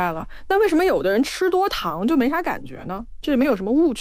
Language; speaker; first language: Chinese; native; Chinese